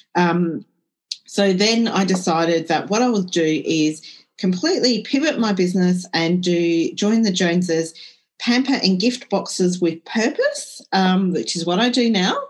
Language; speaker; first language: English; early bilingual, other home language; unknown